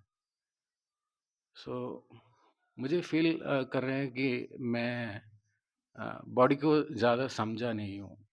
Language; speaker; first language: Hindi; non-native, learner; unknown